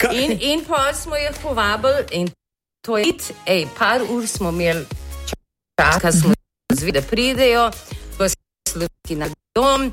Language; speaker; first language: Slovenian; early bilingual, heritage; Slovenian